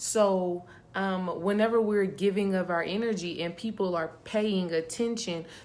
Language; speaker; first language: English; native; English